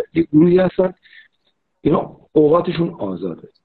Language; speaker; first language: Persian; native; Persian